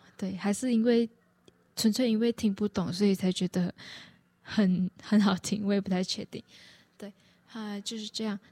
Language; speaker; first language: Chinese; native; Chinese